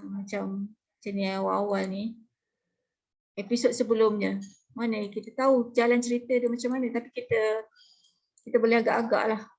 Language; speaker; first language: Malay; native; Malay